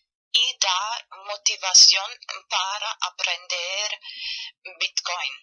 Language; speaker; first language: Spanish; non-native, fluent; German